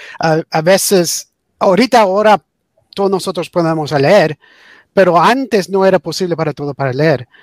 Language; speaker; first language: Spanish; early bilingual, heritage; English